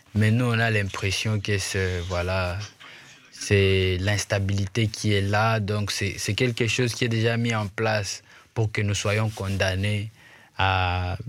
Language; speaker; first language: French; non-native, local second language; Swahili